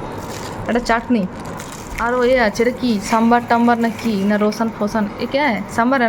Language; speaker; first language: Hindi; non-native, local second language; Bangla